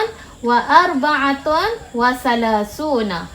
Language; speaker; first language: Arabic; non-native, fluent; Malay